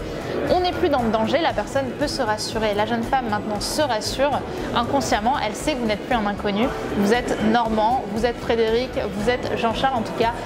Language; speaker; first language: French; native; French